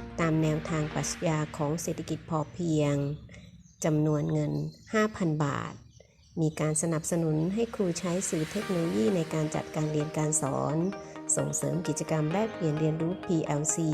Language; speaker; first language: Thai; native; Thai